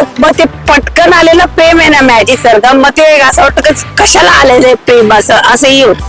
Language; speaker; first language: Marathi; non-native, fluent; Nepali